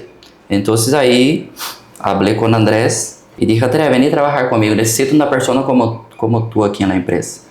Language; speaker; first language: Portuguese; early bilingual, heritage; Portuguese